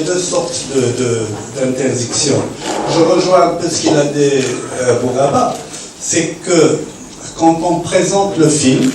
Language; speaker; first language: French; non-native, local second language; Arabic